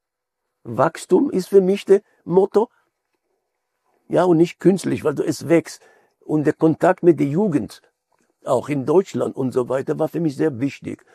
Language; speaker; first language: German; non-native, fluent; Hebrew